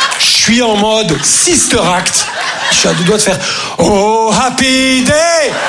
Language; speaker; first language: French; early bilingual, other home language; Arabic